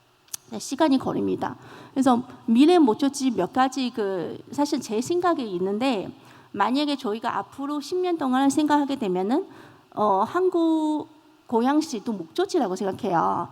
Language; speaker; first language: Korean; non-native, fluent; Chinese